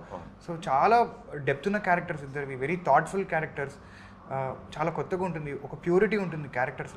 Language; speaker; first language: Telugu; native; Telugu